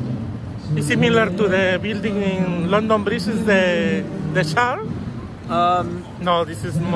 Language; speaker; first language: English; non-native, learner; Spanish